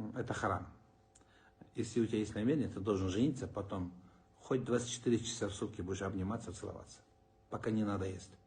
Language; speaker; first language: Russian; non-native, local second language; Kazakh